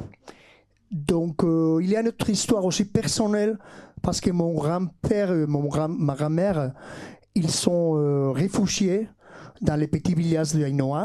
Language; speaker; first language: French; non-native, fluent; Basque